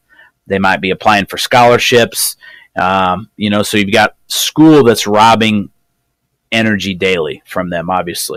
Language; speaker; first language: English; native; English